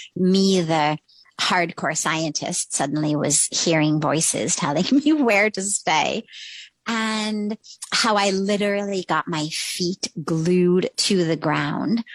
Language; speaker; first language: English; native; English